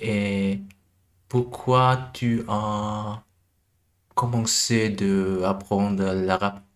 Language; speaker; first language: French; non-native, learner; German